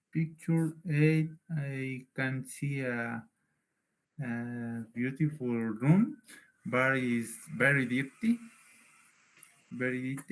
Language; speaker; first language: English; non-native, learner; Spanish